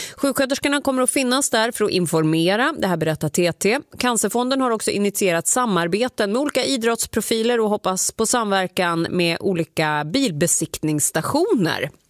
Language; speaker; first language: Swedish; native; Swedish